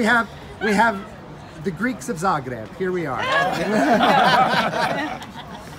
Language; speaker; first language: English; native; English